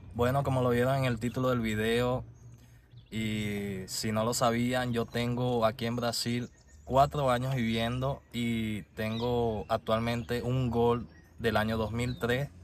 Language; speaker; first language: Spanish; native; Spanish